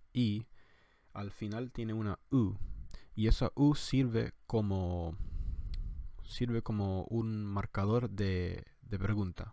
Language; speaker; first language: Spanish; non-native, fluent; English